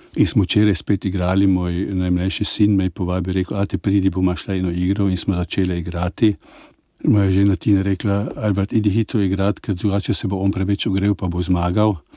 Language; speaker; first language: Slovenian; native; Slovenian